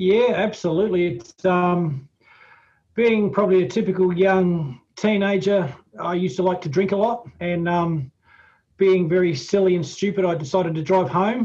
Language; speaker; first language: English; native; English